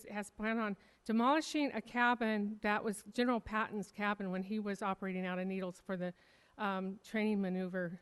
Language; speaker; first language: English; native; English